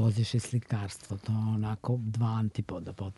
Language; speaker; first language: Serbian; native; Serbian